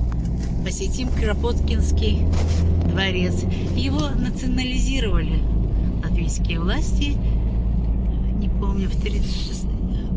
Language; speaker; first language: Russian; native; Russian